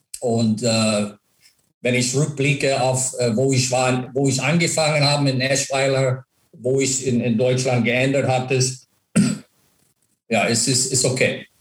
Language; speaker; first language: German; non-native, fluent; English